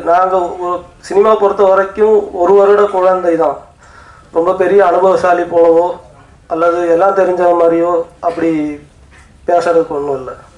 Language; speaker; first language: Tamil; native; Tamil